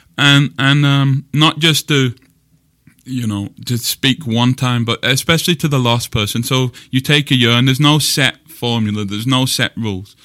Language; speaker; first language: English; native; English